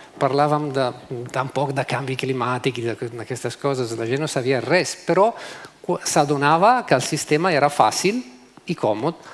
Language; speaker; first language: Catalan; non-native, fluent; Italian